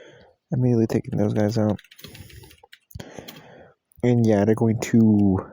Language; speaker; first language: English; native; English